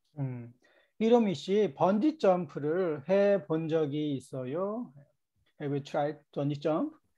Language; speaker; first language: Korean; native; Korean